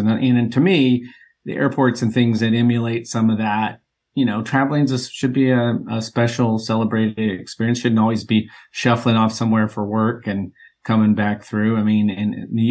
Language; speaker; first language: English; native; English